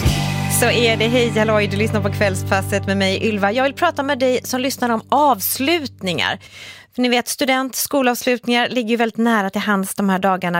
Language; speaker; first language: Swedish; native; Swedish